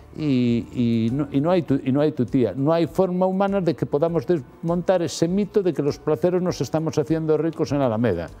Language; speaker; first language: Spanish; native; Spanish